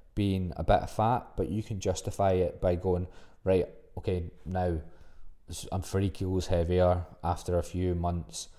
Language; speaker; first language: English; native; English